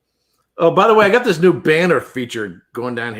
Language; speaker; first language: English; native; English